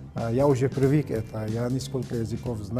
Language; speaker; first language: Russian; non-native, learner; Arabic